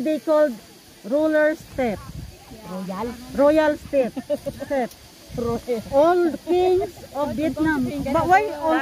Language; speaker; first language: English; non-native, local second language; Filipino